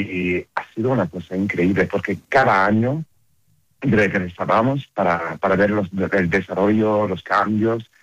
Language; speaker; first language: Spanish; non-native, learner; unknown